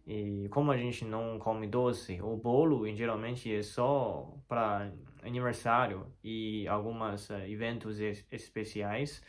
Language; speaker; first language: Portuguese; non-native, learner; Chinese